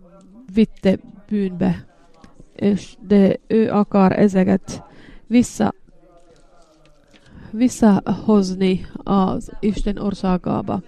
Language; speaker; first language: Hungarian; non-native, learner; Finnish